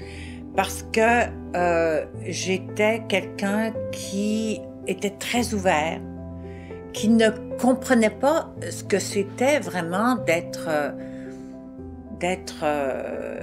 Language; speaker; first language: French; native; French